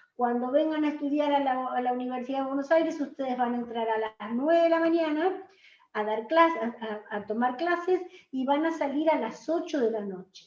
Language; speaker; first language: Spanish; native; Spanish